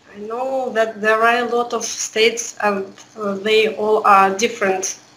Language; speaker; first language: English; non-native, learner; Russian